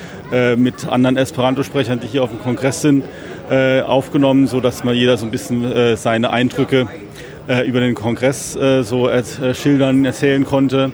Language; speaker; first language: German; native; German